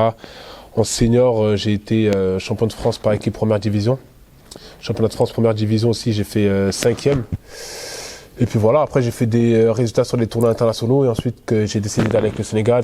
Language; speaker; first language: French; native; French